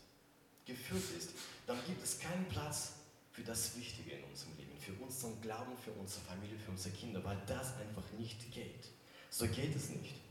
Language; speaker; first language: German; non-native, fluent; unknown